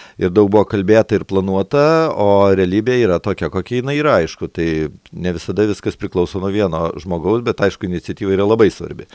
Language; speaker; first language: Lithuanian; native; Lithuanian